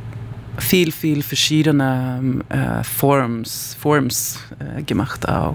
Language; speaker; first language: German; non-native, learner; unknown